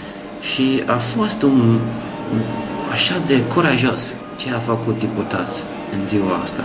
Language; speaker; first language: Romanian; non-native, learner; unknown